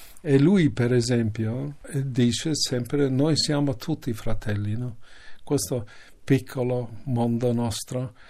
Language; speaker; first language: Italian; non-native, learner; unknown